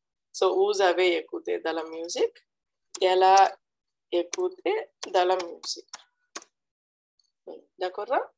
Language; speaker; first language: French; non-native, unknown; Telugu